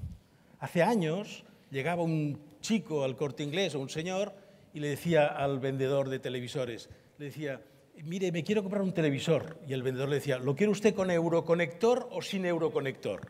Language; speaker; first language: Spanish; native; Spanish